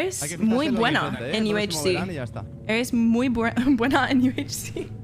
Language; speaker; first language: Spanish; non-native, learner; English